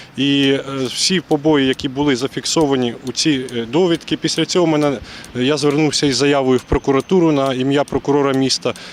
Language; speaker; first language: Ukrainian; native; Ukrainian